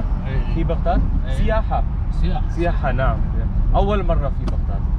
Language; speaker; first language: Arabic; non-native, learner; English